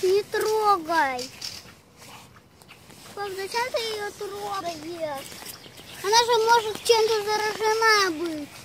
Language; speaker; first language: Russian; native; Russian